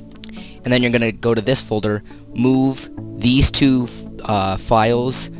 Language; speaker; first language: English; native; English